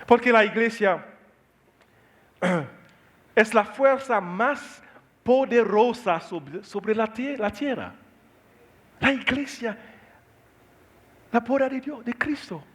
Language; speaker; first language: Spanish; non-native, learner; Haitian Creole